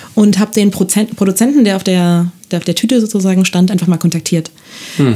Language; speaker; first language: German; non-native, fluent; Spanish